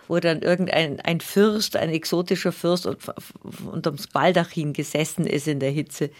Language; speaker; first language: German; native; German